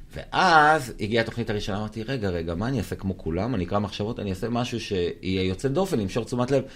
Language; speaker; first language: Hebrew; native; Hebrew